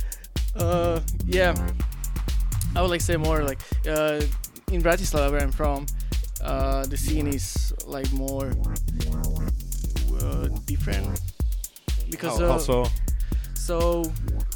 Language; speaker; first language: English; non-native, learner; Slovak